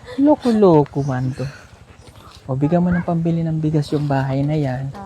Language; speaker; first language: Filipino; native; Filipino